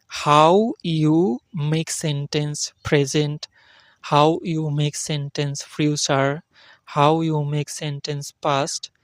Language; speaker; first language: English; non-native, learner; Bangla